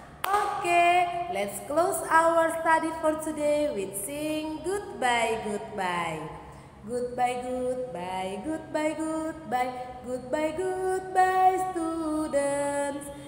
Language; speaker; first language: English; non-native, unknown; Indonesian